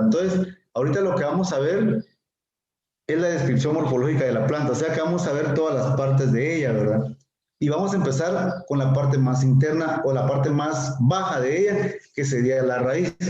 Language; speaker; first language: Spanish; native; Spanish